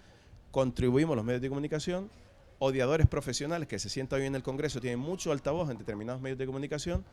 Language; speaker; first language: Spanish; native; Spanish